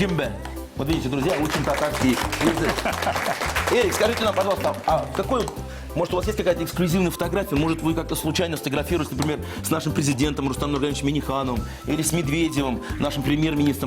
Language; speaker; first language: Russian; native; Russian